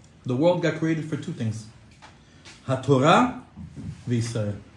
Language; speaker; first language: English; non-native, fluent; Hebrew